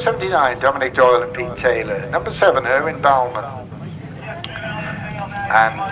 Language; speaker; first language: English; native; English